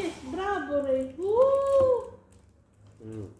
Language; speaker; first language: English; non-native, learner; Filipino